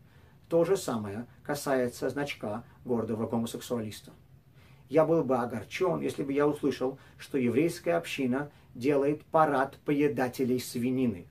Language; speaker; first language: Russian; native; Russian